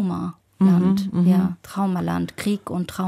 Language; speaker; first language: German; non-native, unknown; Arabic